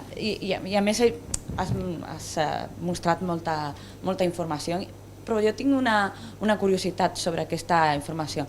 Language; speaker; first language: Catalan; non-native, local second language; Spanish